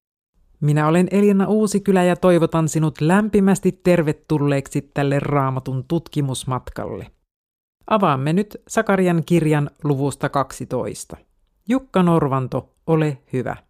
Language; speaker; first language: Finnish; native; Finnish